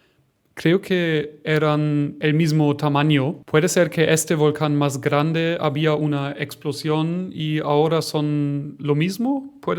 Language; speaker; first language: Spanish; non-native, fluent; German